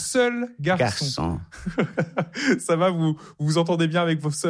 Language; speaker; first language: French; native; French